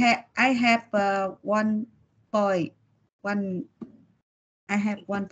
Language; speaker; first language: English; non-native, learner; Vietnamese